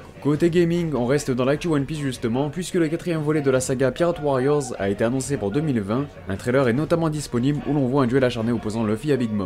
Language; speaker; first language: French; native; French